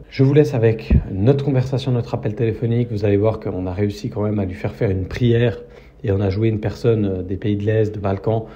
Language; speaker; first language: French; native; French